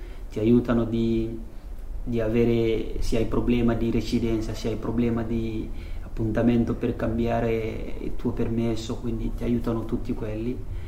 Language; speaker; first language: Italian; non-native, fluent; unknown